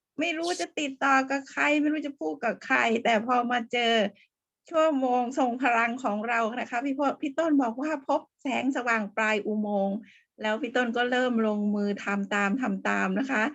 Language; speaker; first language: Thai; native; Thai